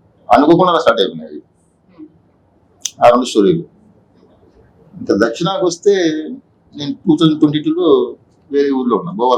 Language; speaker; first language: Telugu; native; Telugu